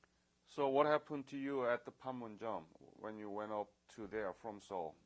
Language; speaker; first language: English; non-native, fluent; Korean